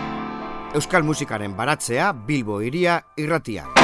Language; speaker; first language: Basque; native; Basque